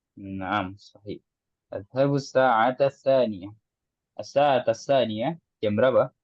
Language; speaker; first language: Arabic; non-native, fluent; Indonesian